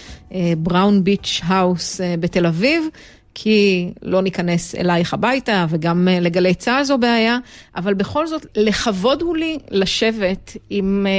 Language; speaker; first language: Hebrew; native; Hebrew